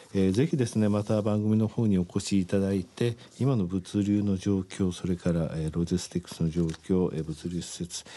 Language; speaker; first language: Japanese; native; Japanese